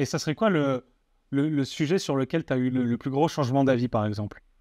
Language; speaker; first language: French; native; French